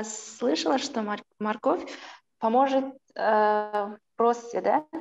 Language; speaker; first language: Russian; non-native, local second language; Kazakh